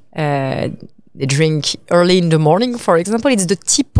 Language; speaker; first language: English; non-native, fluent; French